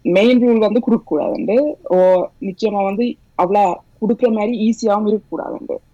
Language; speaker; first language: Tamil; early bilingual, heritage; Tamil